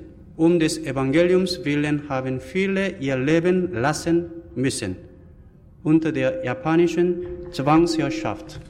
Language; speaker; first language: German; non-native, fluent; Korean